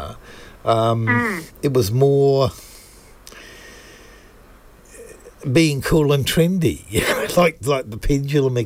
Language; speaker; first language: English; native; English